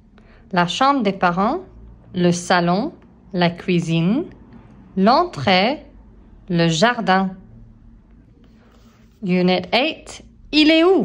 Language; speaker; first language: French; non-native, fluent; English